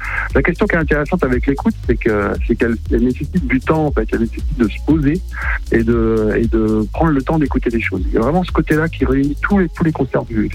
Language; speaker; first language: French; native; French